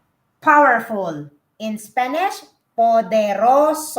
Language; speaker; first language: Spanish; non-native, learner; Filipino